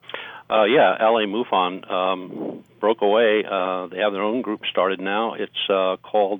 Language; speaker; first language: English; native; English